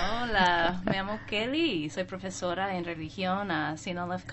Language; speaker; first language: Spanish; non-native, fluent; English